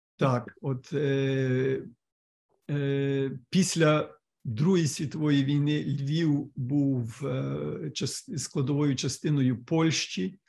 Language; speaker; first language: Ukrainian; early bilingual, heritage; Ukrainian